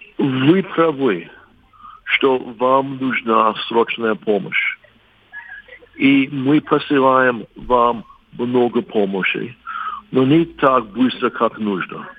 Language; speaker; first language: Russian; non-native, fluent; English